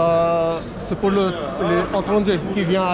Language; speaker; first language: French; non-native, learner; Nepali